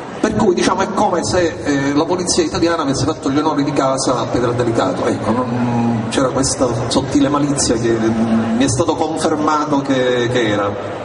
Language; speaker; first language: Italian; native; Italian